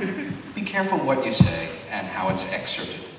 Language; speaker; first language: English; native; English